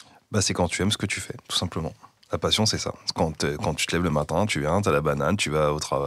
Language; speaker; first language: French; native; French